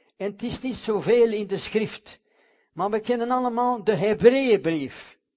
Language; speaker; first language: Dutch; non-native, fluent; English